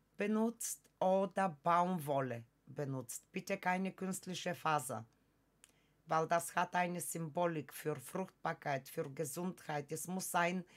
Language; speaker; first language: German; non-native, fluent; Bulgarian